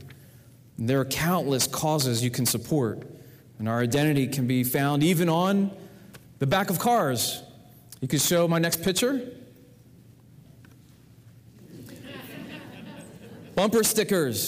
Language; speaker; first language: English; native; English